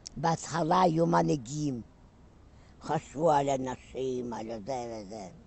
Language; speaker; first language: Hebrew; non-native, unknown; German